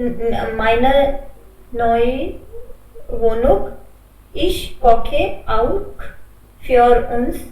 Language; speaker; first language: German; non-native, learner; Hindi